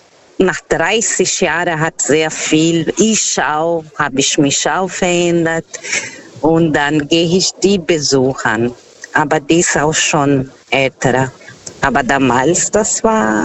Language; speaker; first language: German; non-native, learner; Portuguese